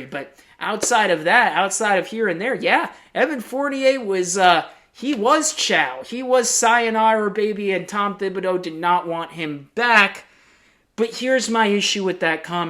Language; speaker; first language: English; native; English